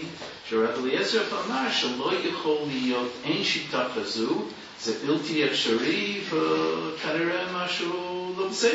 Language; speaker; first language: Hebrew; non-native, fluent; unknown